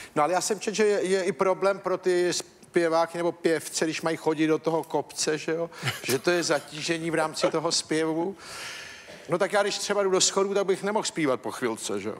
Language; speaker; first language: Czech; native; Czech